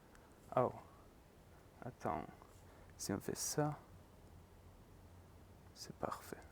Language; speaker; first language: French; non-native, fluent; Norwegian